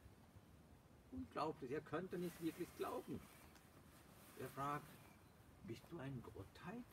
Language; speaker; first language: German; non-native, fluent; Sinhala